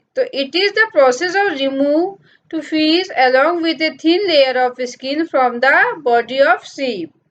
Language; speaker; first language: Hindi; native; Hindi